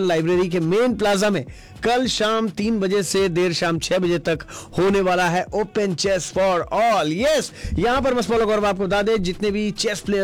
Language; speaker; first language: Hindi; native; Hindi